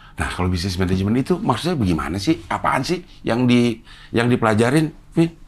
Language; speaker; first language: Indonesian; native; Indonesian